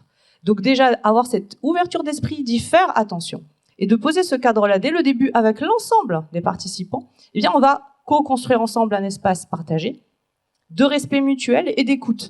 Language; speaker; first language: French; native; French